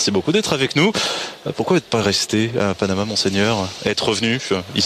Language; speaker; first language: French; native; French